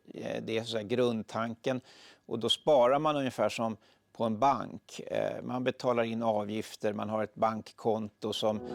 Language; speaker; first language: Swedish; native; Swedish